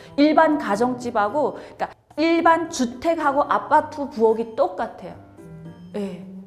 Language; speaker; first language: Korean; native; Korean